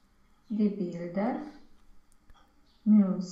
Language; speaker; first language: German; non-native, learner; Romanian